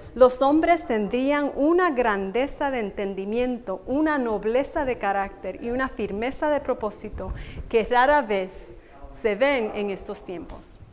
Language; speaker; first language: Spanish; native; Spanish